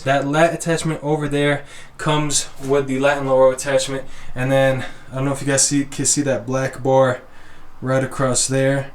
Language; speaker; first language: English; native; English